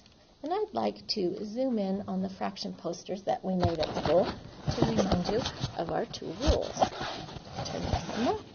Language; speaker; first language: English; native; English